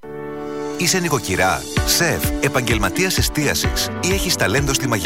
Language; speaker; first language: Greek; native; Greek